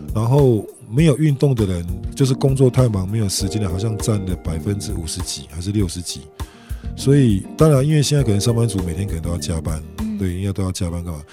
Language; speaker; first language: Chinese; native; Chinese